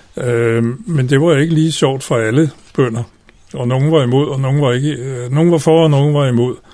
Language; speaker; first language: Danish; native; Danish